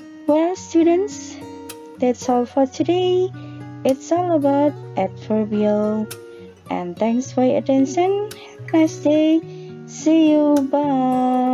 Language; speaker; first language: English; non-native, fluent; Indonesian